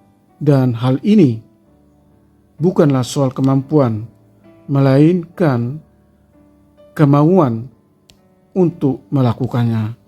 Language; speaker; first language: Indonesian; native; Indonesian